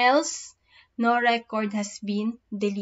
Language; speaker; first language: English; non-native, local second language; Filipino